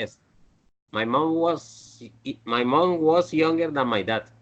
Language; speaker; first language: English; non-native, learner; Spanish